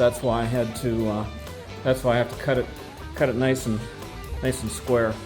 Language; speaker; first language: English; native; English